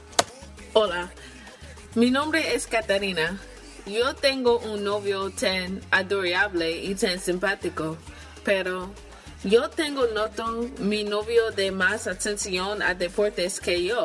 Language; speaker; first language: Spanish; non-native, learner; English